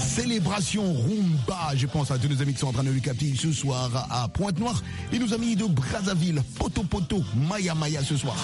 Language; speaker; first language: French; non-native, local second language; Lingala